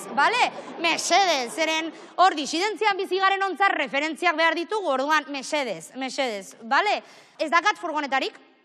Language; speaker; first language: Basque; native; Basque